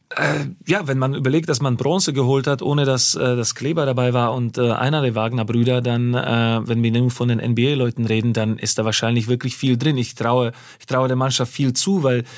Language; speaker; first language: German; non-native, fluent; Slovak